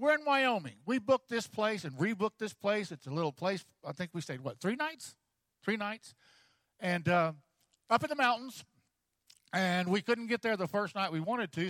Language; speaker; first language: English; native; English